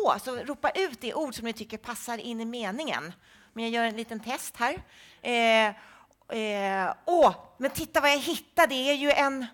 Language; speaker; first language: Swedish; native; Swedish